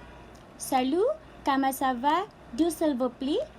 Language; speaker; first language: French; non-native, learner; Cebuano